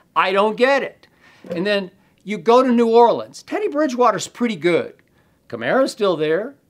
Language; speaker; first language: English; native; English